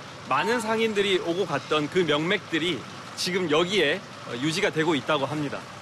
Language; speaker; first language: Korean; native; Korean